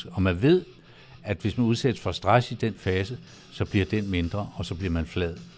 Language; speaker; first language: Danish; native; Danish